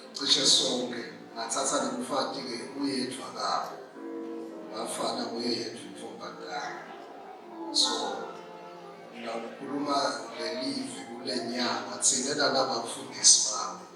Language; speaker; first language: Zulu; non-native, local second language; Swati